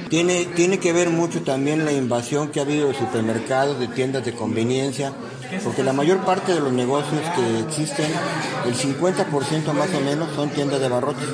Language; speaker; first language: Spanish; native; Spanish